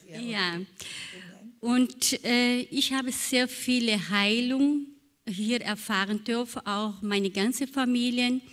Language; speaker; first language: German; non-native, fluent; Portuguese